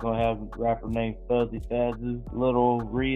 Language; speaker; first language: English; native; English